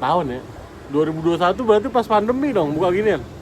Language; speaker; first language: Indonesian; native; Indonesian